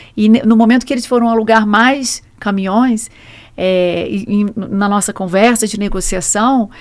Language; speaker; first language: Portuguese; native; Portuguese